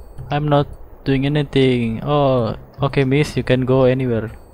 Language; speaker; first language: English; non-native, learner; Indonesian